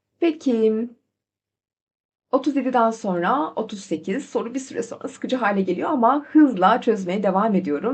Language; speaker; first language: Turkish; native; Turkish